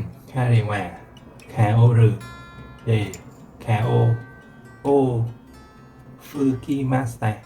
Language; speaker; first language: Japanese; non-native, learner; Vietnamese